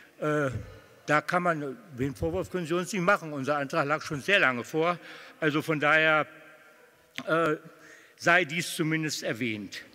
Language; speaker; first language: German; native; German